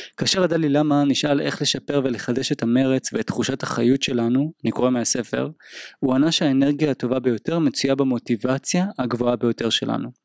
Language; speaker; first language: Hebrew; native; Hebrew